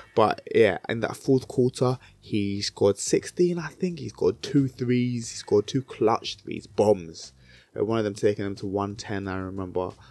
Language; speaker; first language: English; native; English